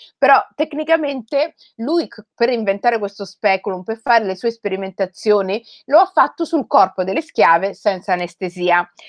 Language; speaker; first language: Italian; native; Italian